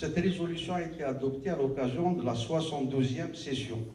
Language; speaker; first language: French; non-native, local second language; Arabic